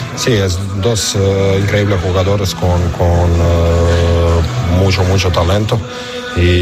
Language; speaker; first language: Spanish; non-native, learner; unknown